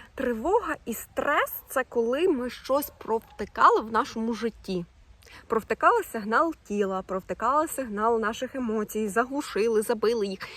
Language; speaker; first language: Ukrainian; non-native, local second language; Russian